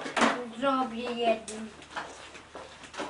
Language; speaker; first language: Polish; early bilingual, other home language; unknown